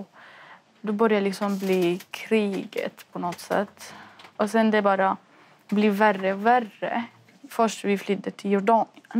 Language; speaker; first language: Swedish; non-native, fluent; Arabic